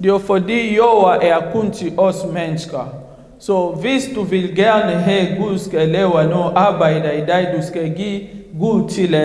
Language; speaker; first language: Danish; non-native, fluent; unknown